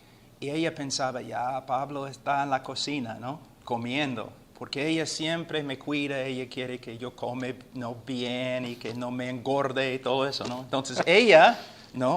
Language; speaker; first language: Spanish; non-native, fluent; English